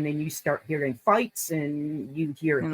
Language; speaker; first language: English; native; English